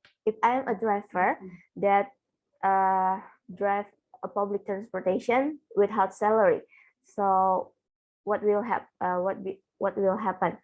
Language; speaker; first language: English; non-native, learner; Indonesian